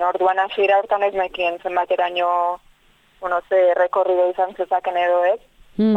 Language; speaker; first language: Basque; native; Basque